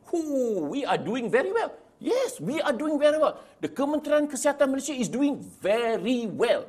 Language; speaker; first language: English; non-native, local second language; Malay